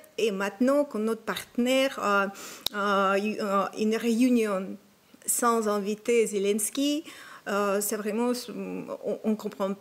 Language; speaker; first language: French; non-native, fluent; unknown